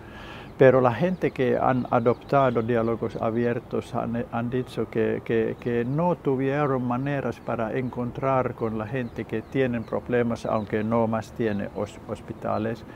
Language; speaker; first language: Spanish; non-native, learner; Finnish